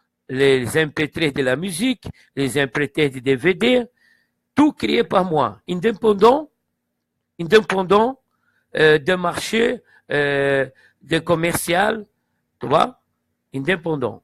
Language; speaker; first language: French; non-native, fluent; Portuguese